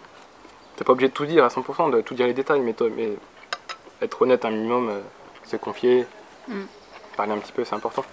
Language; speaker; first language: French; native; French